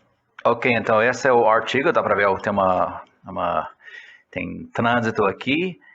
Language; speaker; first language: Portuguese; non-native, fluent; English